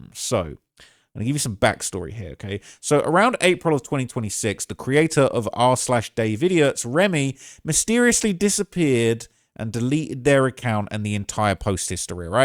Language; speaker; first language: English; native; English